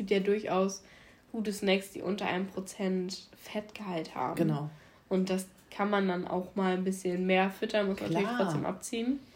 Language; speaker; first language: German; native; German